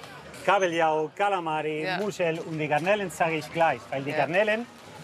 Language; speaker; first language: German; non-native, learner; Spanish